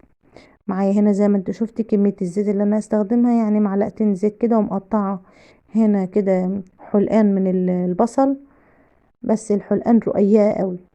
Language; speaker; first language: Arabic; native; Arabic